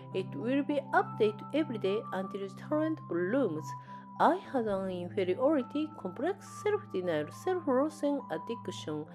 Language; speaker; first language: English; non-native, learner; Japanese